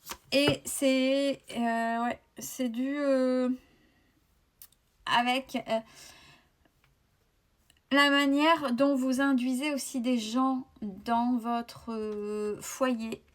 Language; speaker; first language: French; native; French